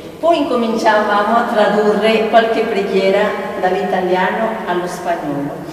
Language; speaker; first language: Italian; non-native, fluent; Spanish